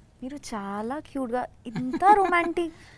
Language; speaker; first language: Telugu; non-native, learner; Hindi